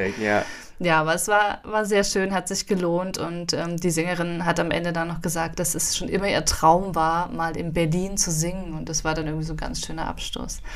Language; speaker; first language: German; native; German